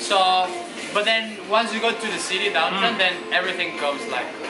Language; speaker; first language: English; non-native, fluent; Spanish